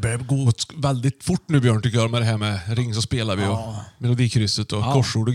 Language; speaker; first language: Swedish; native; Swedish